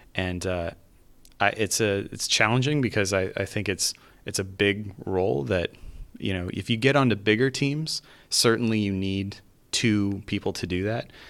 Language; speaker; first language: English; native; English